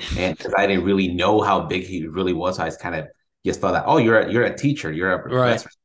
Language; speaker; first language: English; native; English